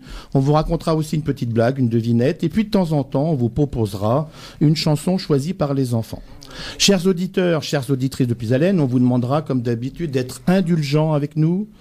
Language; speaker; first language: French; native; French